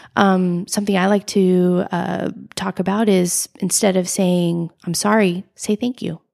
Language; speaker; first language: English; native; English